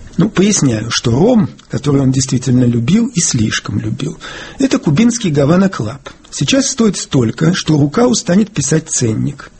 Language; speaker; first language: Russian; native; Russian